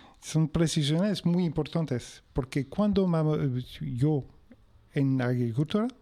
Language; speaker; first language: Spanish; non-native, fluent; French